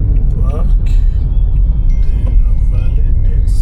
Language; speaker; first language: French; non-native, local second language; Swahili